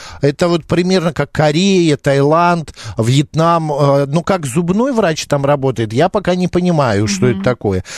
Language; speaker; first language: Russian; native; Russian